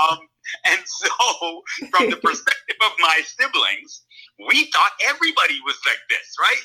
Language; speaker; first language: English; native; English